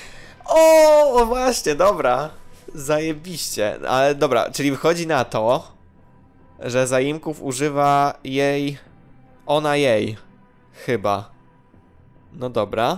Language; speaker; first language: Polish; native; Polish